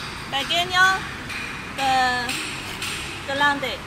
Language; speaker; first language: Spanish; non-native, learner; Chinese